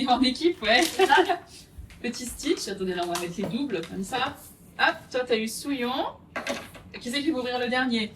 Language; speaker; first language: French; native; French